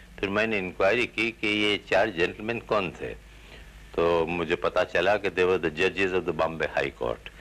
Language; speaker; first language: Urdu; non-native, local second language; Gujarati